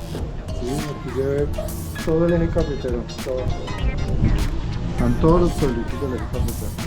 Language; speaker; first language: Spanish; native; Spanish